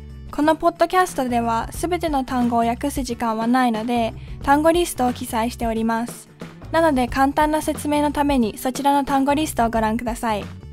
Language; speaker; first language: Japanese; early bilingual, heritage; Japanese